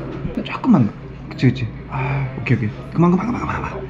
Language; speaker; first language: Korean; native; Korean